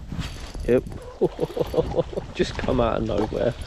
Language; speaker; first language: English; native; English